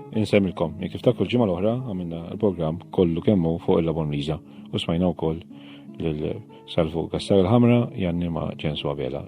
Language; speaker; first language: Maltese; native; Maltese